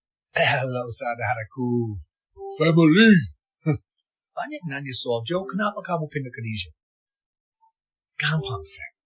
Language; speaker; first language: Indonesian; non-native, fluent; English